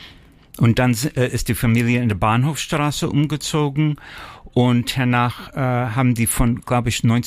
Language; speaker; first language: German; early bilingual, heritage; German